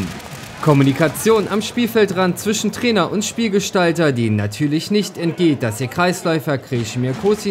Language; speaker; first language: German; native; German